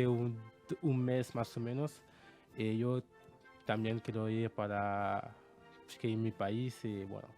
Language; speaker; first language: Spanish; non-native, learner; French